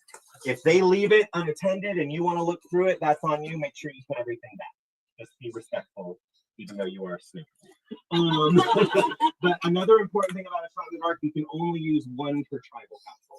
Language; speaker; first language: English; native; English